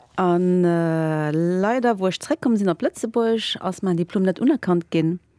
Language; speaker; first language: Luxembourgish; early bilingual, other home language; Spanish